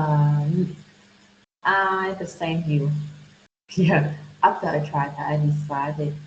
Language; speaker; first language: English; non-native, learner; Vietnamese